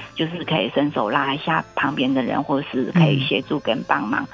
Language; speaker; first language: Chinese; native; Chinese